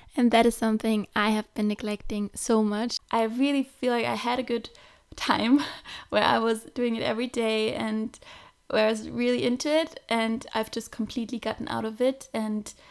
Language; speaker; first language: English; non-native, fluent; German